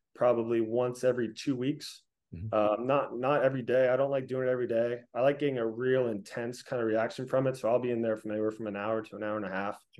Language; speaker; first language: English; native; English